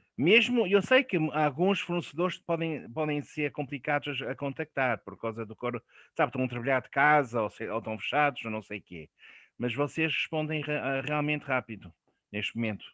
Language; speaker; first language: Portuguese; non-native, fluent; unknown